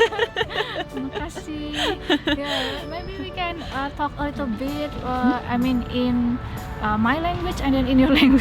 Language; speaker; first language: English; non-native, learner; Indonesian